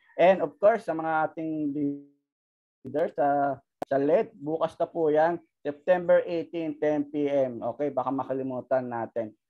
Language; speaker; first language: Filipino; native; Filipino